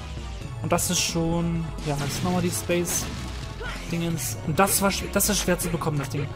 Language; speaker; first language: German; native; German